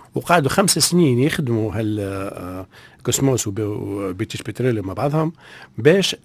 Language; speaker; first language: Arabic; native; Arabic